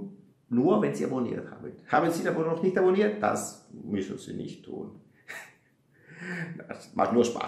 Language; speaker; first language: German; non-native, fluent; Italian